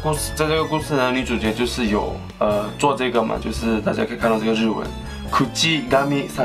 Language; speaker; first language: Chinese; non-native, fluent; Japanese